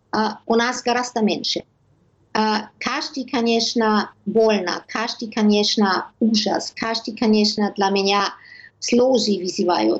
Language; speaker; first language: Russian; non-native, learner; German